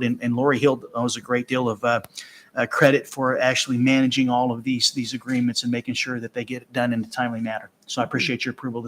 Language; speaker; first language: English; native; English